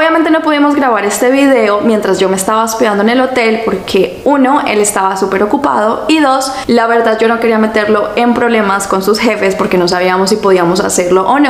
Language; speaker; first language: Spanish; native; Spanish